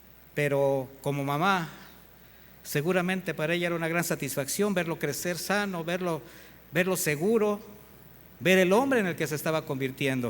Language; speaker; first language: Spanish; native; Spanish